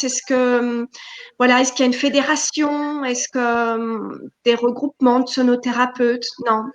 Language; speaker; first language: French; native; French